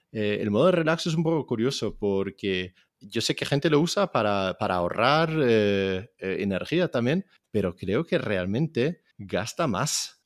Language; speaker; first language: Spanish; non-native, fluent; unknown